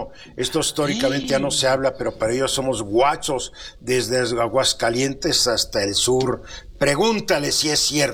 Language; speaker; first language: Spanish; native; Spanish